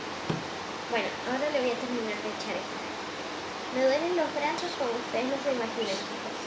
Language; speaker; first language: Spanish; native; Spanish